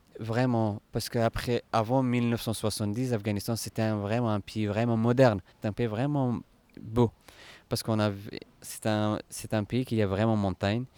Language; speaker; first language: French; non-native, fluent; Persian